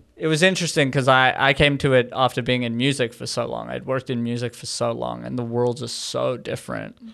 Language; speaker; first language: English; native; English